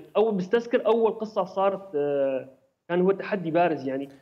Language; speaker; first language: Arabic; native; Arabic